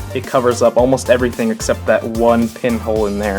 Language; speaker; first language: English; native; English